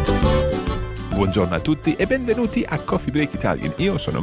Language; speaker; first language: Italian; non-native, fluent; English